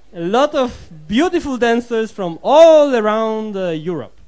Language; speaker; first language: English; non-native, fluent; Polish